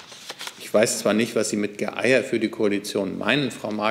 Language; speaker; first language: German; native; German